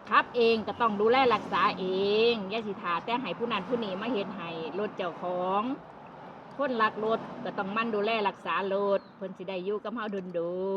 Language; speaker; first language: Thai; native; Thai